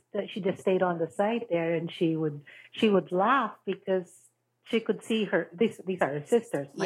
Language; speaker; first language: English; non-native, local second language; Filipino